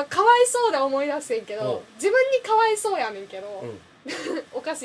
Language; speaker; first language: Japanese; native; Japanese